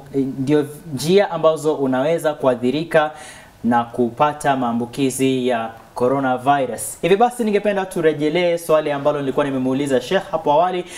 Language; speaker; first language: Swahili; native; Swahili